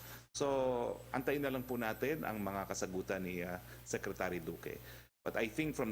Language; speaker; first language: Filipino; native; Filipino